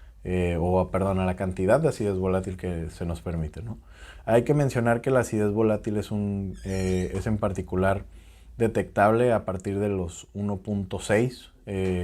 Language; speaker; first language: Spanish; native; Spanish